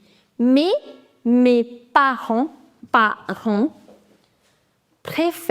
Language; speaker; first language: French; non-native, fluent; Hindi